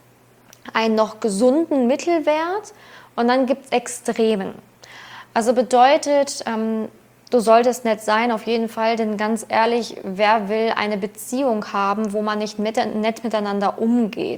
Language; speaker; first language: German; native; German